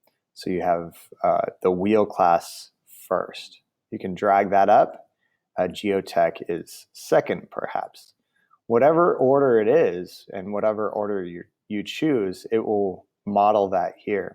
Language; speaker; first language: English; native; English